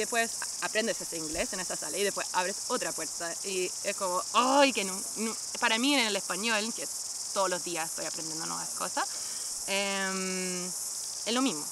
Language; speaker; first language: Spanish; non-native, fluent; English